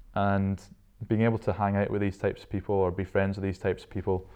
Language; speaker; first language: English; native; English